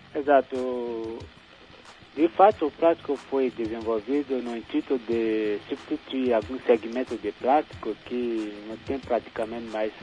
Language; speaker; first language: Portuguese; non-native, fluent; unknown